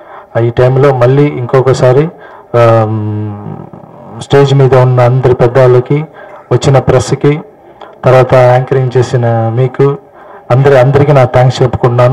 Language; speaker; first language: Telugu; non-native, local second language; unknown